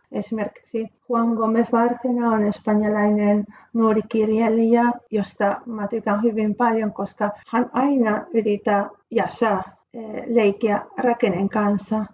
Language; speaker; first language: Finnish; non-native, fluent; Spanish